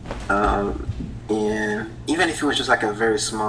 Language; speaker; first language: English; non-native, fluent; Haitian Creole